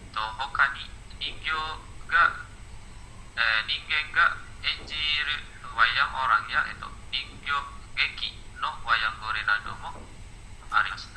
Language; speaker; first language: Japanese; non-native, learner; Indonesian